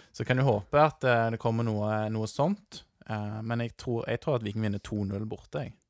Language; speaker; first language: Norwegian; native; Norwegian